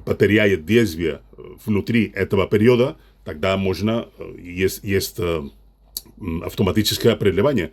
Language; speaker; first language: Russian; non-native, fluent; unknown